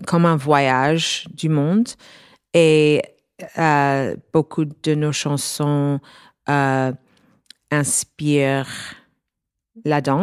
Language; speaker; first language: French; non-native, learner; English